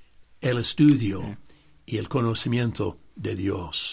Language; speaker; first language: Spanish; non-native, fluent; English